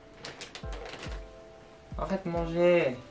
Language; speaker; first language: French; non-native, learner; Korean